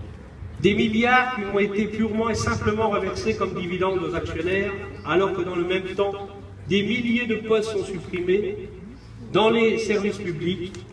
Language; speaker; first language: French; native; French